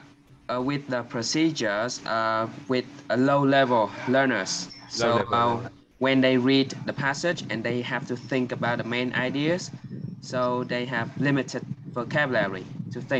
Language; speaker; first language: English; non-native, fluent; Vietnamese